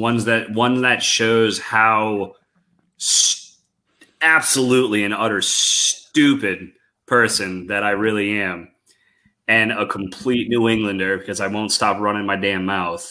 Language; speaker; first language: English; native; English